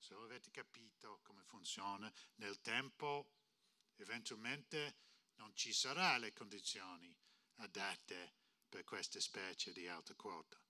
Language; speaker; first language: Italian; non-native, fluent; English